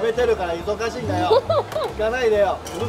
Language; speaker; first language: Japanese; non-native, fluent; Chinese